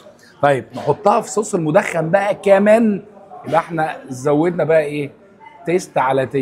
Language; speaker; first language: Arabic; native; Arabic